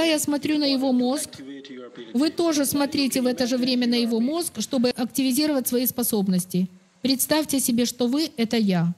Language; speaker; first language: Russian; native; Russian